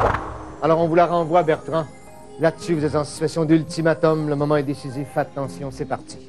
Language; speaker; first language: French; native; French